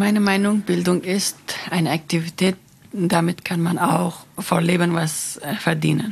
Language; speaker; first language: German; non-native, learner; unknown